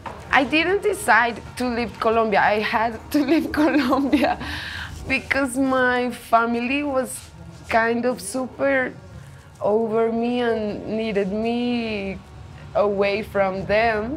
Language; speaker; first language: English; non-native, fluent; Spanish